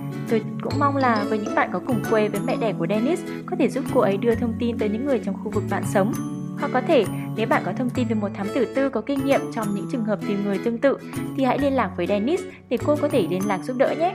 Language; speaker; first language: Vietnamese; native; Vietnamese